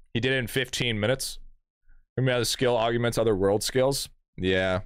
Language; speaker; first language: English; native; English